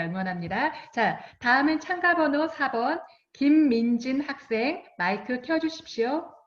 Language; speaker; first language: Korean; native; Korean